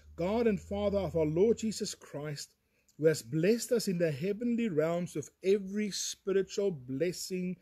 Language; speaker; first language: English; non-native, local second language; Afrikaans